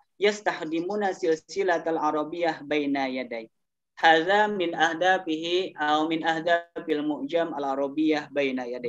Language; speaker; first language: Arabic; non-native, learner; Indonesian